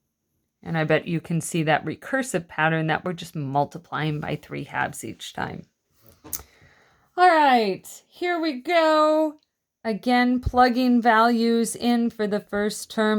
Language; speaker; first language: English; native; English